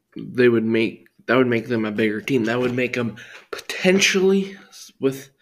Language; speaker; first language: English; native; English